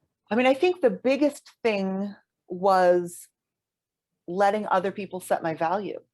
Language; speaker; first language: English; native; English